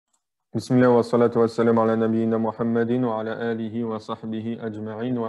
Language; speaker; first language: Arabic; non-native, fluent; French